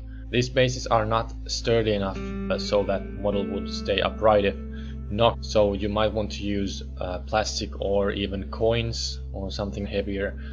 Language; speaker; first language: English; non-native, fluent; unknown